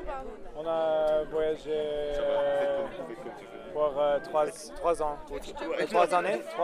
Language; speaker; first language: French; non-native, learner; English